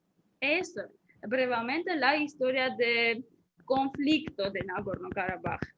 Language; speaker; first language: Spanish; non-native, fluent; Armenian